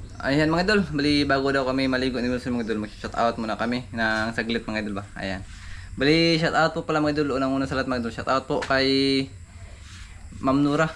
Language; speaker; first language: Filipino; native; Filipino